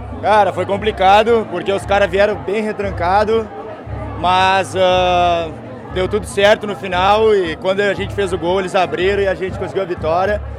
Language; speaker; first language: Portuguese; native; Portuguese